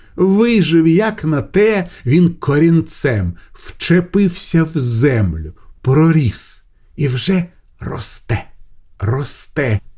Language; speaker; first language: Ukrainian; non-native, local second language; Russian